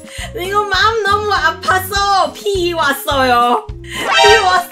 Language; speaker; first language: Korean; non-native, learner; Cantonese